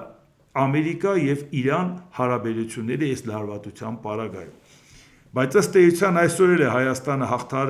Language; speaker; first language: Armenian; native; Armenian